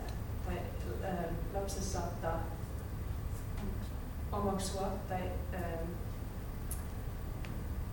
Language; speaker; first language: Finnish; non-native, learner; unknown